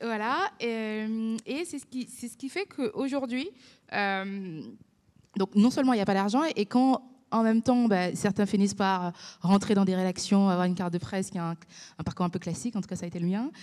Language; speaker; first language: French; native; French